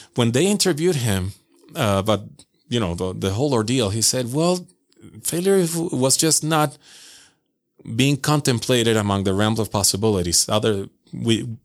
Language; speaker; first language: English; non-native, fluent; Spanish